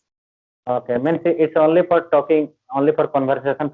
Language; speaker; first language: English; non-native, learner; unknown